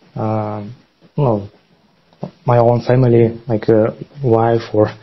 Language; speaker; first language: English; non-native, learner; Russian